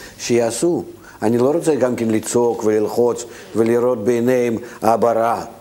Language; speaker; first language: Hebrew; non-native, fluent; Russian